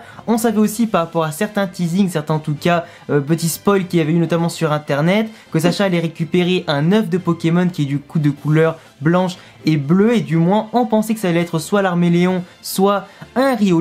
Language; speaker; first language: French; native; French